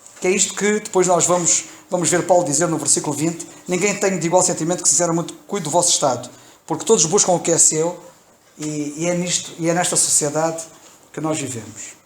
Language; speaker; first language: Portuguese; native; Portuguese